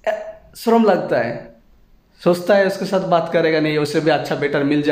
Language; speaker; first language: Hindi; non-native, local second language; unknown